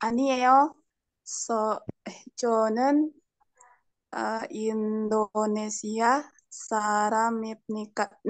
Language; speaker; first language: Korean; non-native, learner; Indonesian